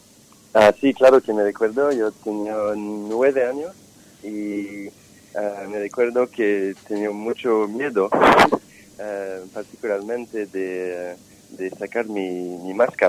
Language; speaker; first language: Spanish; non-native, fluent; French